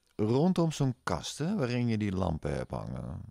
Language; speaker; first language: Dutch; native; Dutch